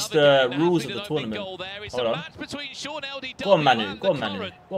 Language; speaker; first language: English; native; English